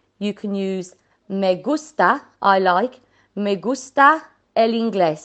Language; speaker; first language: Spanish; non-native, fluent; English